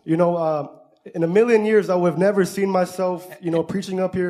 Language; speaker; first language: English; early bilingual, other home language; Spanish